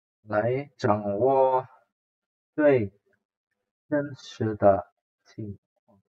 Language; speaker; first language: Chinese; non-native, fluent; Indonesian